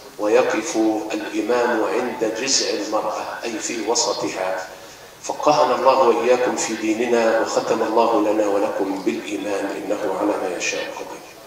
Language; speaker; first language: Arabic; native; Arabic